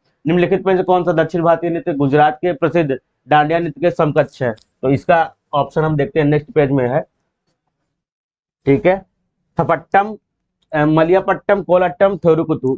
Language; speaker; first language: Hindi; native; Hindi